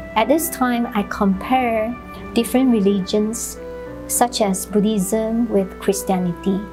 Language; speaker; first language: English; non-native, local second language; Chinese